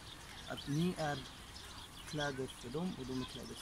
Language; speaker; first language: Swedish; non-native, fluent; Arabic